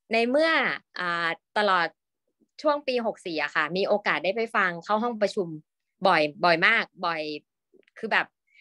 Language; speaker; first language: Thai; native; Thai